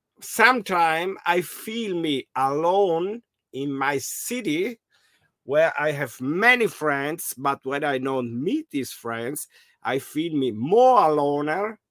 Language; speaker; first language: English; non-native, learner; German